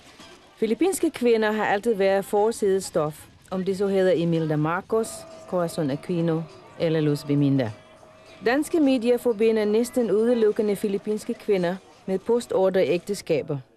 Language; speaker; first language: Danish; non-native, fluent; Filipino